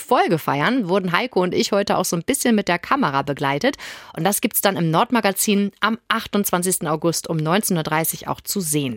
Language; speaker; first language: German; native; German